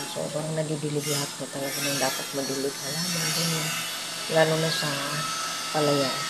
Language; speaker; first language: Filipino; native; Filipino